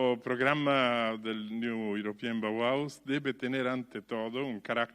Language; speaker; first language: Spanish; non-native, learner; Italian